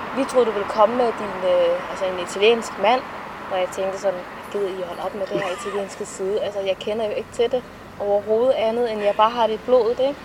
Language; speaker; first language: Danish; early bilingual, other home language; Somali